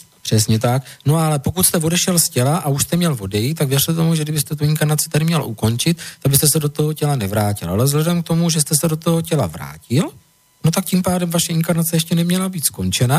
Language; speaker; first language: Czech; native; Czech